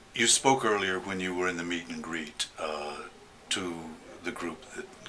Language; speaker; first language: English; native; English